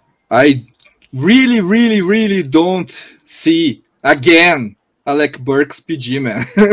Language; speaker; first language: English; non-native, learner; Portuguese